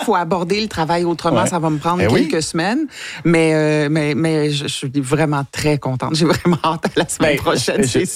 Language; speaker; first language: French; native; French